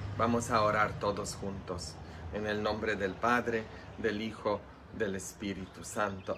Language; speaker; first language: Spanish; non-native, fluent; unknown